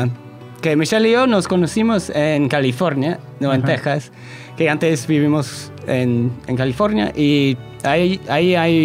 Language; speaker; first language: Spanish; non-native, fluent; English